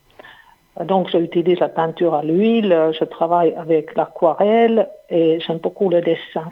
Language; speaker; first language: French; non-native, fluent; Finnish